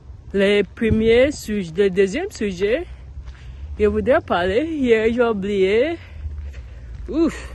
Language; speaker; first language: French; non-native, learner; English